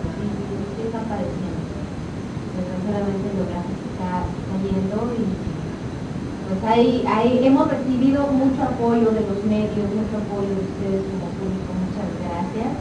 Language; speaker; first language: Spanish; native; Spanish